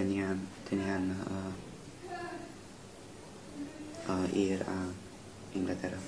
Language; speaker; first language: Spanish; non-native, learner; English